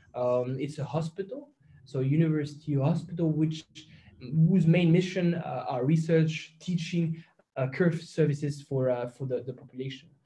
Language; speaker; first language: English; non-native, fluent; French